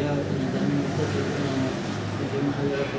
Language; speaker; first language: Arabic; non-native, learner; Chechen